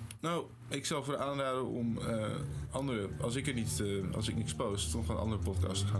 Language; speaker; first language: Dutch; native; Dutch